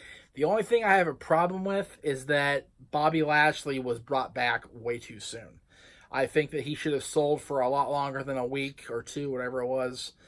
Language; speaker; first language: English; native; English